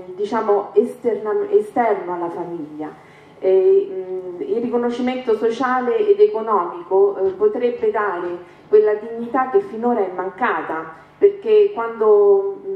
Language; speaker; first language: Italian; native; Italian